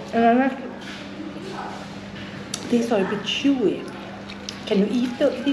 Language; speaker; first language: English; non-native, fluent; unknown